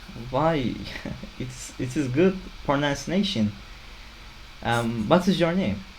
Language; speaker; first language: English; non-native, learner; Turkish